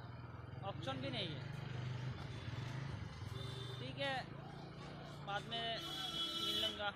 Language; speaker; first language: Hindi; non-native, local second language; Bangla